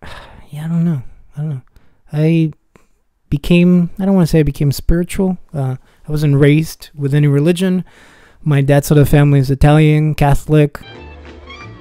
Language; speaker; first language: English; early bilingual, other home language; Spanish